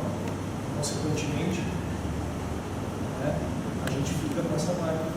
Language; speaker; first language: Portuguese; native; Portuguese